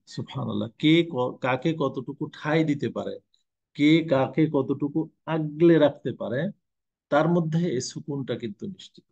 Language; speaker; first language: Bangla; native; Bangla